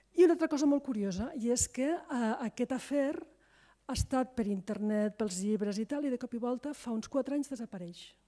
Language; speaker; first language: Catalan; native; Catalan